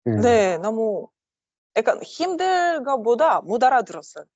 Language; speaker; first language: Korean; non-native, learner; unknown